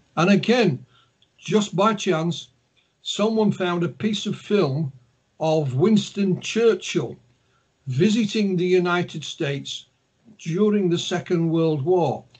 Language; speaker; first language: English; native; English